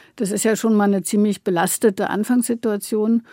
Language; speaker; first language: German; native; German